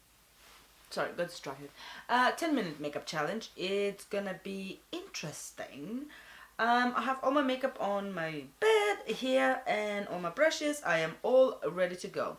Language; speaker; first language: English; non-native, fluent; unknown